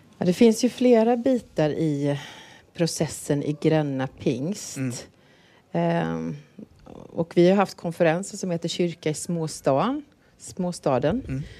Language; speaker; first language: Swedish; native; Swedish